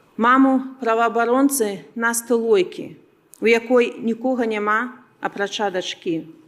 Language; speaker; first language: Belarusian; non-native, local second language; Russian